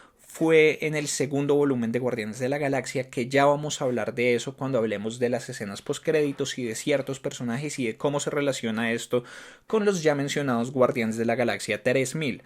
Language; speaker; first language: Spanish; native; Spanish